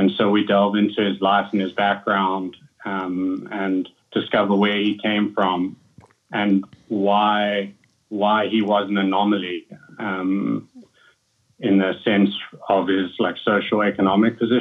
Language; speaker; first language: English; native; English